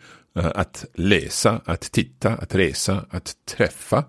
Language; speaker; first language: Swedish; non-native, learner; English